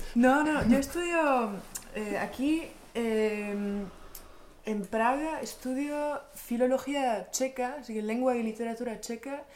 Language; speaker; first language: Spanish; non-native, fluent; Czech